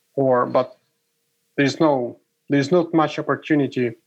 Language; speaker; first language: English; non-native, fluent; Ukrainian